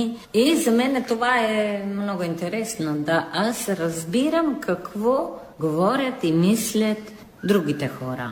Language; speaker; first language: Bulgarian; non-native, fluent; Italian